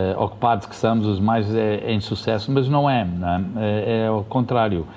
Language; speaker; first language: Portuguese; early bilingual, heritage; Portuguese